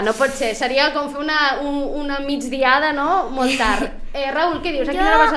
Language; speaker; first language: Catalan; native; Catalan